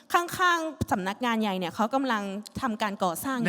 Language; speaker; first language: Thai; native; Thai